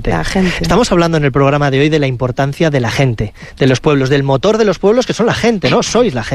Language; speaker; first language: Spanish; native; Spanish